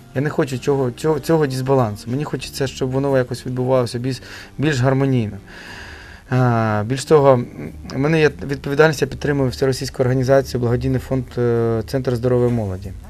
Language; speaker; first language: Ukrainian; native; Ukrainian